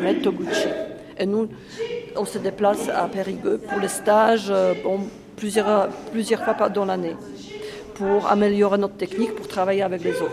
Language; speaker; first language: French; non-native, fluent; Polish